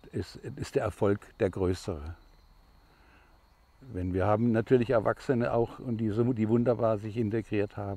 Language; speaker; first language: German; non-native, fluent; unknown